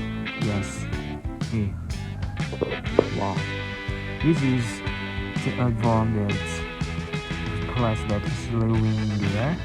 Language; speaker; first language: English; non-native, learner; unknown